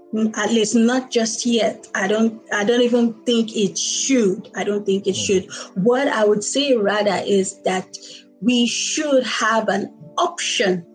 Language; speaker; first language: English; non-native, local second language; Igbo